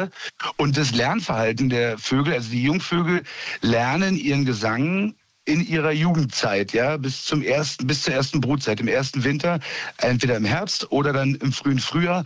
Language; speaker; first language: German; native; German